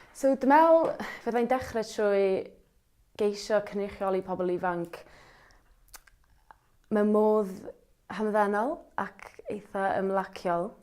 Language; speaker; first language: Welsh; native; Welsh